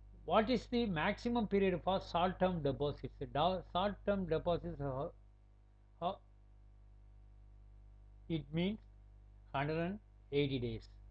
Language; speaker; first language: English; non-native, local second language; Tamil